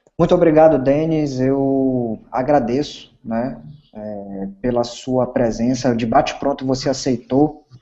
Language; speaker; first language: Portuguese; native; Portuguese